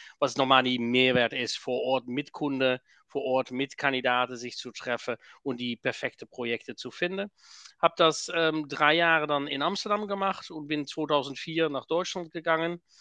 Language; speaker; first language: German; non-native, fluent; Dutch